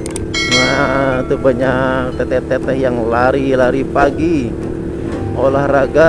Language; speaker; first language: Indonesian; non-native, local second language; Sundanese